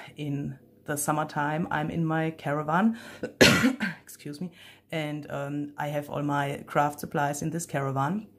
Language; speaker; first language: English; non-native, fluent; German